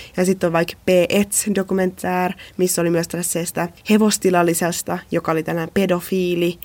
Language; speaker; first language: Finnish; native; Finnish